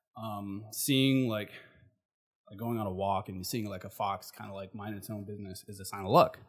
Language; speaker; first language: English; native; English